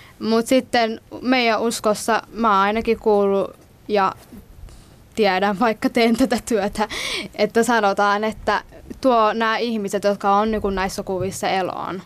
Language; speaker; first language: Finnish; early bilingual, other home language; Somali